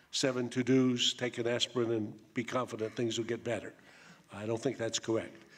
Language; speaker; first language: English; native; English